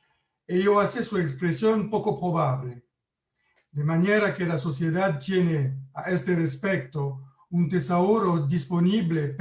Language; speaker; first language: Spanish; non-native, learner; French